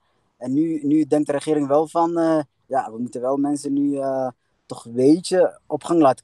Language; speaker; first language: Dutch; early bilingual, other home language; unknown